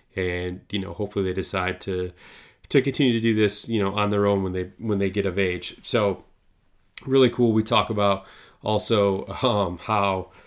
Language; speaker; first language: English; native; English